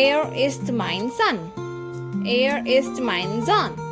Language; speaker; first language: German; non-native, learner; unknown